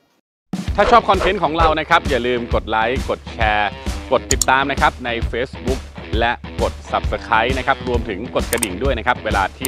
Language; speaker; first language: Thai; native; Thai